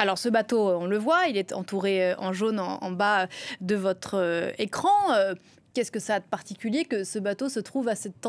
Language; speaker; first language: French; native; French